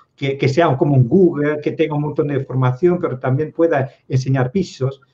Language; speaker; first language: Spanish; non-native, fluent; Dutch